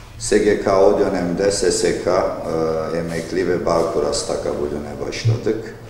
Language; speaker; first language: Turkish; early bilingual, heritage; Turkish